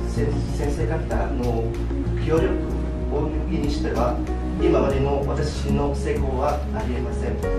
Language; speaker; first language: Japanese; non-native, fluent; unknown